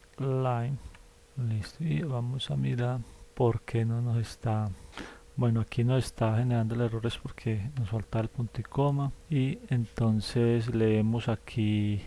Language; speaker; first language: Spanish; native; Spanish